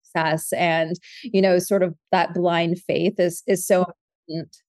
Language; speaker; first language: English; native; English